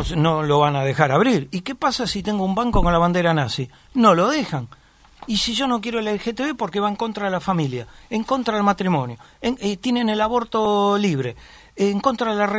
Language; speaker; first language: Spanish; native; Spanish